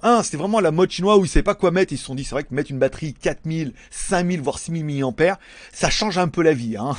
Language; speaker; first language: French; native; French